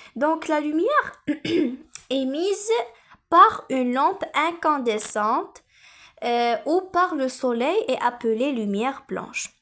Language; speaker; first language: French; non-native, local second language; Arabic